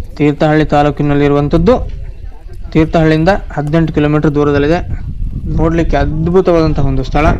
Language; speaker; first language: Kannada; native; Kannada